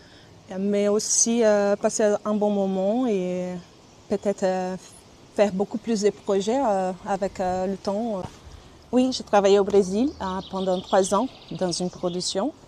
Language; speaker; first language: French; non-native, fluent; Portuguese